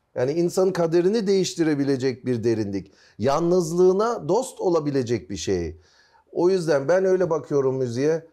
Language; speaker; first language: Turkish; early bilingual, heritage; Turkish